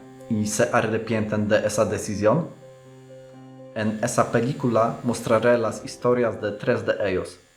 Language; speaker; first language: Spanish; non-native, fluent; Polish